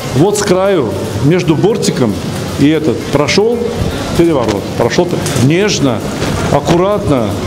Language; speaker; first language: Russian; native; Russian